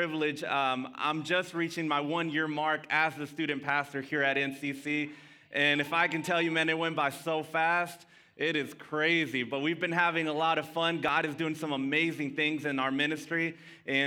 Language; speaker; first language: English; early bilingual, other home language; Spanish